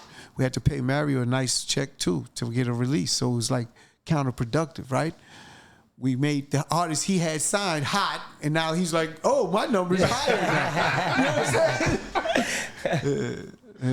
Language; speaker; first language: English; native; English